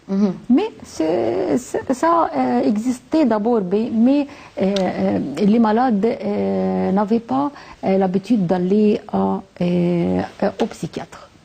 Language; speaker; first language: French; non-native, fluent; Arabic